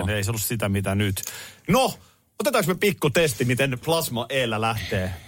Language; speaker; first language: Finnish; native; Finnish